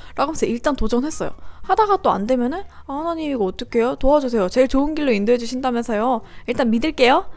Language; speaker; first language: Korean; native; Korean